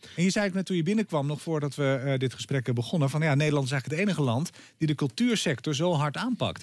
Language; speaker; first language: Dutch; native; Dutch